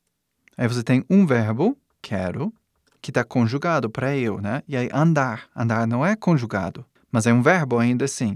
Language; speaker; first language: Portuguese; non-native, fluent; English